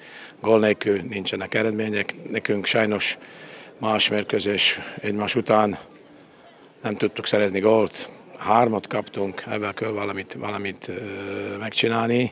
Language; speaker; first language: Hungarian; non-native, fluent; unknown